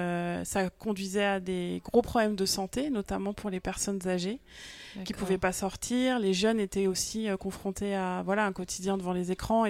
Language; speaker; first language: French; native; French